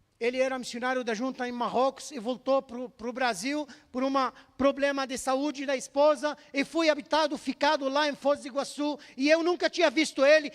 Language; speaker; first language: Portuguese; non-native, fluent; Arabic